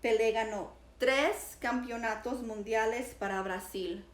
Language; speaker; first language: Spanish; early bilingual, heritage; Spanish